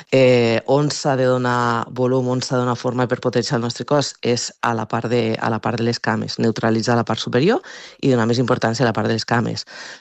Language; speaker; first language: Catalan; native; Catalan